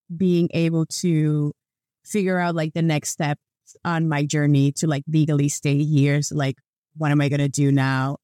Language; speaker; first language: English; non-native, fluent; Spanish